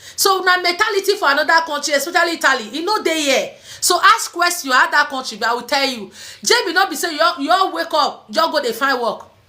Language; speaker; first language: Nigerian Pidgin; native; Nigerian Pidgin